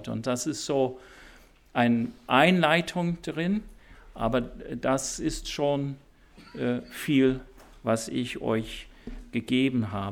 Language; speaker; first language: German; non-native, fluent; English